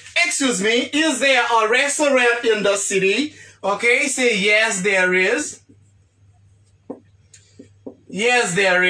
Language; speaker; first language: English; non-native, fluent; Haitian Creole